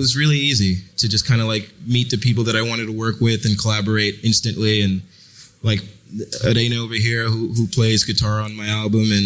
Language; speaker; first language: English; early bilingual, other home language; French